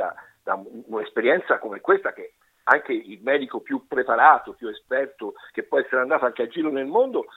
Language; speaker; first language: Italian; native; Italian